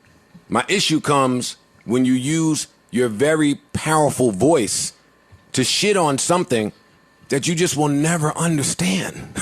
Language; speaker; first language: English; native; English